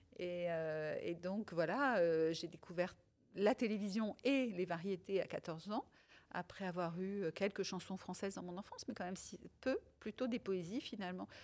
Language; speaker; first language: French; early bilingual, other home language; Italian